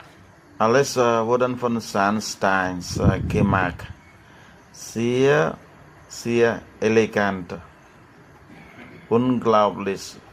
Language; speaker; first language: German; non-native, learner; Khmer